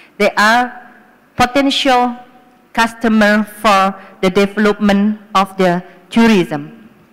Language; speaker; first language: English; non-native, fluent; Indonesian